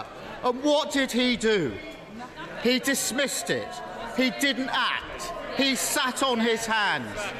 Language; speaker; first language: English; native; English